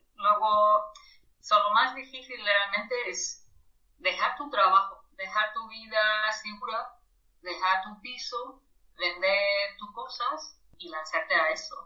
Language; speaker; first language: Spanish; non-native, fluent; German